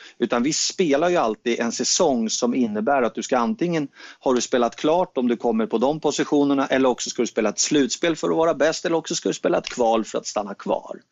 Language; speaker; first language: Swedish; native; Swedish